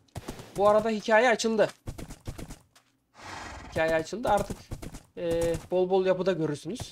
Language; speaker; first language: Turkish; native; Turkish